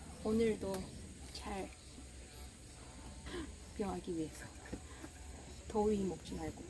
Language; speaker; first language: Korean; non-native, fluent; Russian